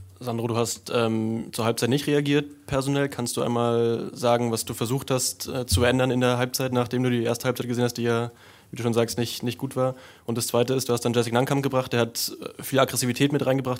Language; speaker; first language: German; native; German